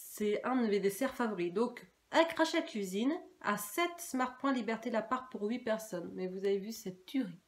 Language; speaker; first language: French; native; French